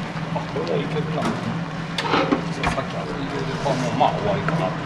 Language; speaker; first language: Japanese; native; Japanese